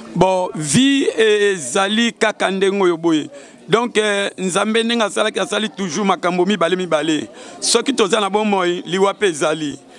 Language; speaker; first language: Lingala; native; Lingala